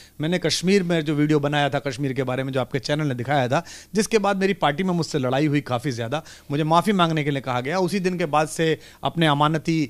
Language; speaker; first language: Hindi; native; Hindi